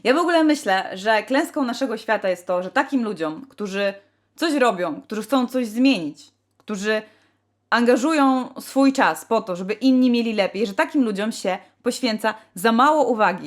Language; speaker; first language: Polish; native; Polish